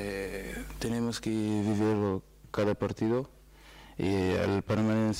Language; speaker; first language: Spanish; non-native, fluent; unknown